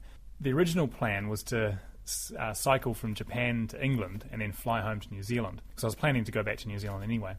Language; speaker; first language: English; native; English